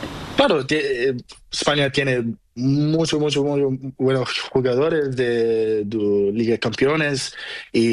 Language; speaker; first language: Spanish; non-native, learner; Portuguese